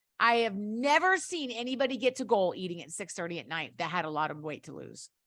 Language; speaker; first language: English; native; English